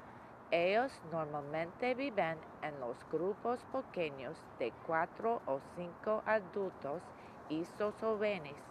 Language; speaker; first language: Spanish; non-native, learner; English